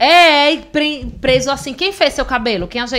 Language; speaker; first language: Portuguese; native; Portuguese